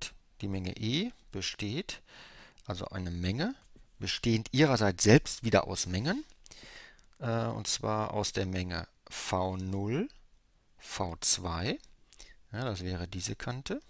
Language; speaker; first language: German; native; German